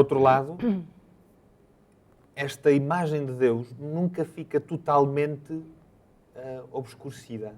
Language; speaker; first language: Portuguese; native; Portuguese